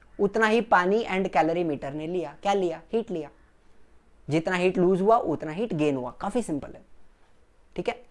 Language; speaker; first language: Hindi; non-native, local second language; Gujarati